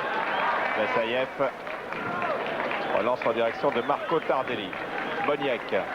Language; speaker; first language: French; native; French